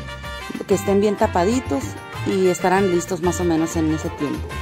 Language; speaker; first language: Spanish; native; Spanish